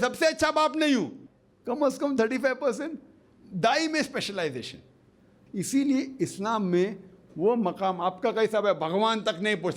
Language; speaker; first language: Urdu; non-native, local second language; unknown